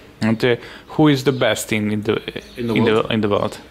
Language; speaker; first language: English; non-native, fluent; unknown